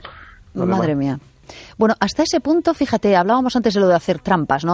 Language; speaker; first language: Spanish; native; Spanish